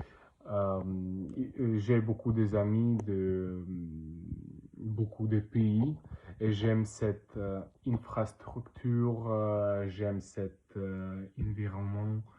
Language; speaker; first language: French; non-native, learner; Russian